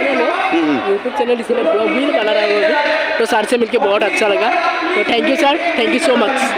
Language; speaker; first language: Hindi; non-native, local second language; Assamese